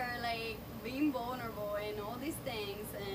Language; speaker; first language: English; non-native, fluent; Spanish